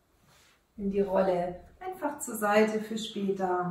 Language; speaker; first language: German; native; German